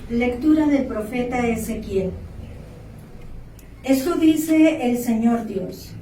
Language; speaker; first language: Spanish; native; Spanish